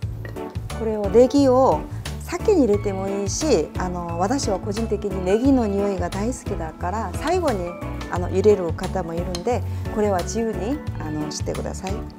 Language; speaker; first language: Japanese; non-native, fluent; Korean